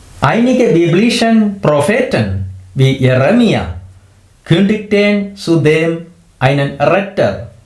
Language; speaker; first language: German; non-native, fluent; Malayalam